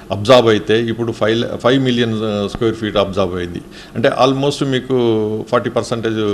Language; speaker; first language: Telugu; native; Telugu